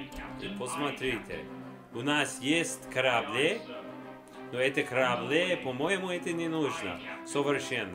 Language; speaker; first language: Russian; non-native, learner; English